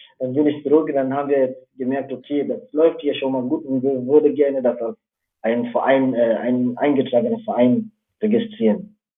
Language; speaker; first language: German; non-native, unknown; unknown